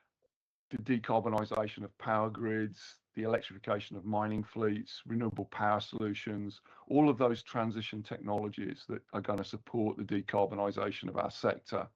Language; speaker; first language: English; native; English